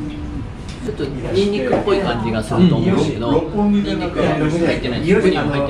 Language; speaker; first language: Japanese; native; Japanese